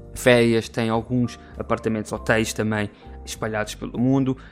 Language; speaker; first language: English; non-native, learner; Portuguese